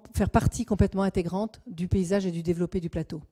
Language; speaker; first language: French; native; French